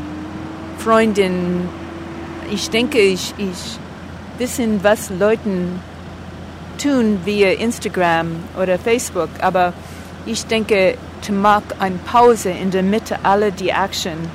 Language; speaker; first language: German; non-native, learner; English